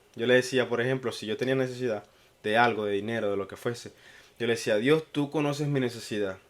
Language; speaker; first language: Spanish; native; Spanish